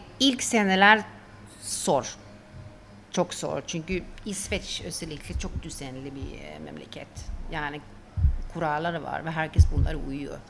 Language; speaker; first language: Turkish; non-native, fluent; Swedish